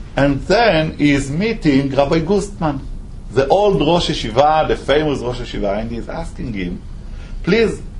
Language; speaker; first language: English; non-native, fluent; Hebrew